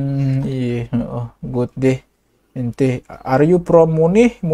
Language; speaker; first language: English; non-native, learner; Indonesian